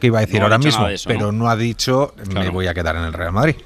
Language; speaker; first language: Spanish; native; Spanish